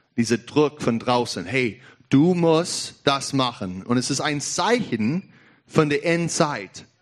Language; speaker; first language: German; non-native, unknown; English